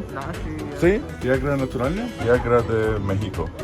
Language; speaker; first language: Spanish; non-native, learner; Turkish